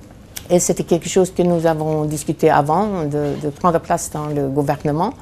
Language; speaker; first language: French; non-native, fluent; Swedish